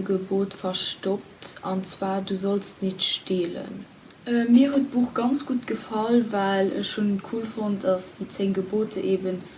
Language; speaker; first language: German; non-native, local second language; Luxembourgish